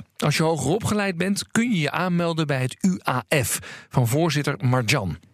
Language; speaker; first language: Dutch; native; Dutch